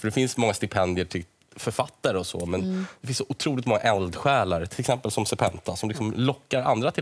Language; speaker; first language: Swedish; native; Swedish